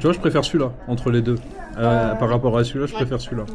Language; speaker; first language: French; native; French